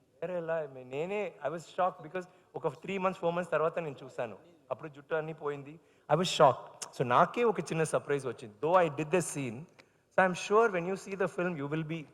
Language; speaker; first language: Telugu; non-native, learner; Tamil